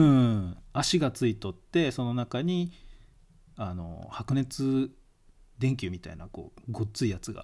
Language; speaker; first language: Japanese; native; Japanese